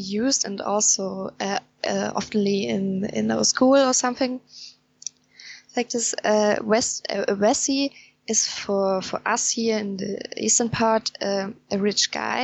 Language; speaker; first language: English; non-native, fluent; German